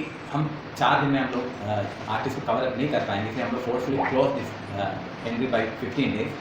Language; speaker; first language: Hindi; non-native, local second language; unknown